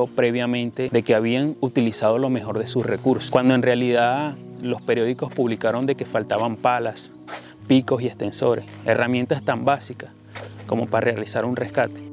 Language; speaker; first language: Spanish; native; Spanish